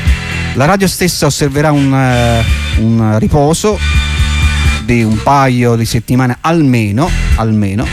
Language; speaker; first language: Italian; native; Italian